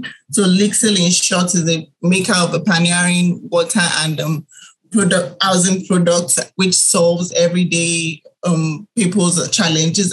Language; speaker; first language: English; non-native, local second language; Yoruba